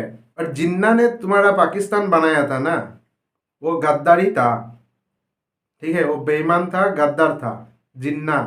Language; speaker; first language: Hindi; non-native, local second language; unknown